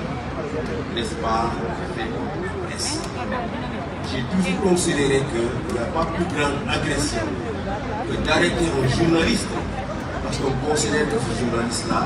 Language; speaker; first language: French; non-native, local second language; Wolof